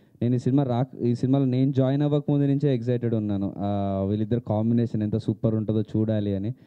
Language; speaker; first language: Telugu; native; Telugu